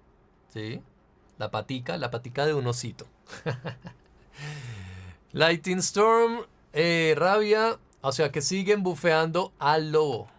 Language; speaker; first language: Spanish; native; Spanish